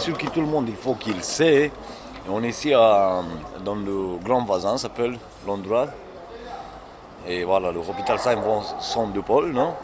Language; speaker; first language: French; non-native, learner; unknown